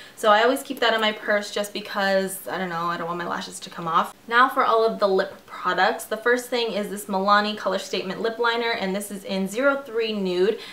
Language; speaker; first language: English; native; English